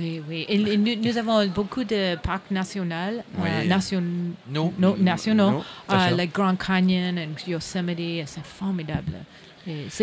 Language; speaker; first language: French; non-native, learner; English